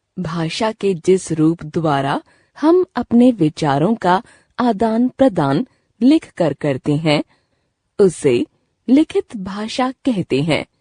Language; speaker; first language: Hindi; native; Hindi